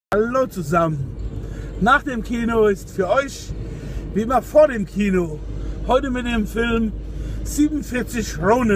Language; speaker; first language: German; native; German